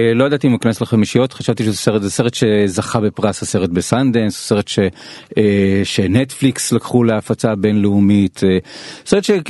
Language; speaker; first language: Hebrew; native; Hebrew